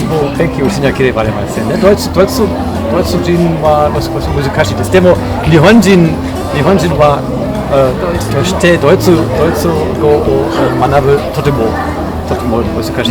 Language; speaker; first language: Japanese; non-native, learner; German